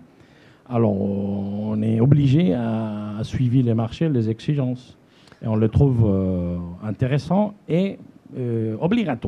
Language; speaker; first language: French; non-native, fluent; Spanish